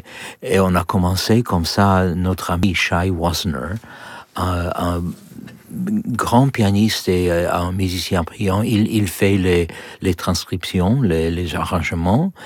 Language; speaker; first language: French; non-native, learner; English